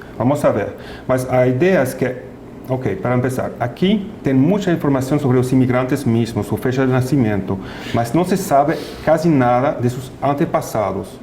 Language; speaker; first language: Portuguese; non-native, fluent; French